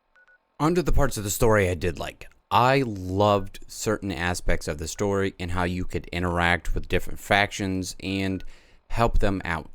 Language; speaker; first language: English; native; English